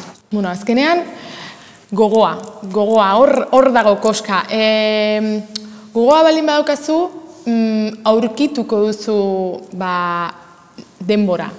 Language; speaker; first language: Basque; non-native, fluent; Spanish